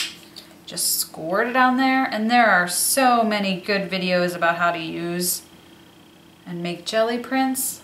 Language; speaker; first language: English; native; English